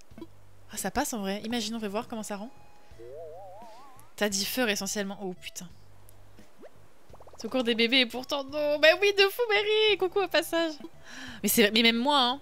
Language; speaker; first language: French; native; French